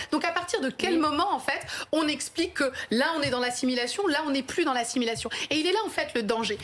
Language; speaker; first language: French; native; French